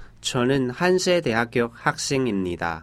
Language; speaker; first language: Korean; non-native, learner; Chinese